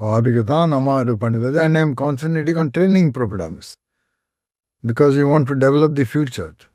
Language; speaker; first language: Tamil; non-native, fluent; Konkani